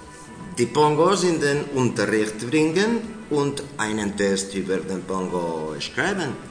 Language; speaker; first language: German; non-native, learner; Spanish